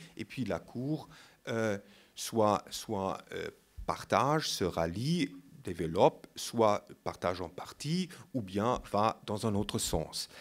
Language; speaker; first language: French; non-native, fluent; German